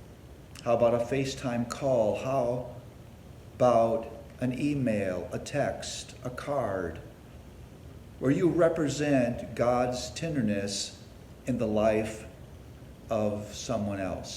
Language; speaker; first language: English; native; English